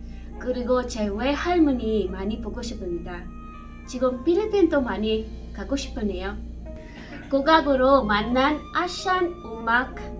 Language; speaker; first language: Korean; non-native, learner; Filipino